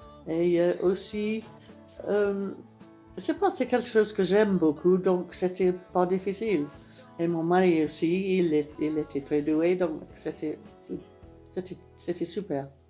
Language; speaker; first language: French; non-native, fluent; English